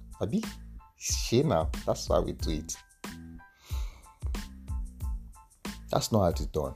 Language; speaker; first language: English; non-native, local second language; Yoruba